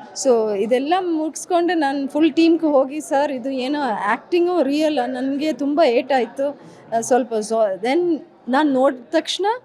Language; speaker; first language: Kannada; early bilingual, heritage; English